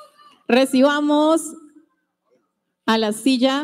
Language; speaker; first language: Spanish; native; Spanish